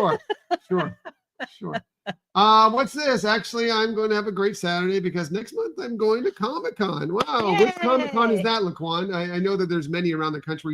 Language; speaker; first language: English; native; English